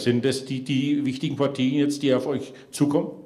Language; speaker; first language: German; native; German